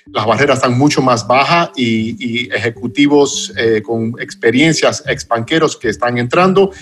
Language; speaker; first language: Spanish; non-native, fluent; English